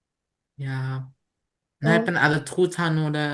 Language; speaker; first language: German; early bilingual, other home language; Tamil